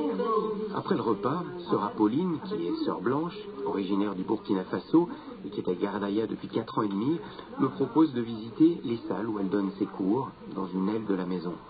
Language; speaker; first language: French; native; French